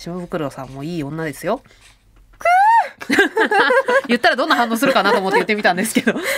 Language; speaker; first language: Japanese; native; Japanese